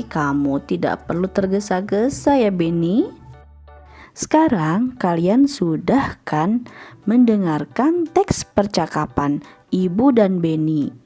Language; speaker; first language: Indonesian; native; Indonesian